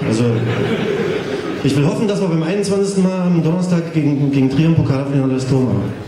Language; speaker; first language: German; native; German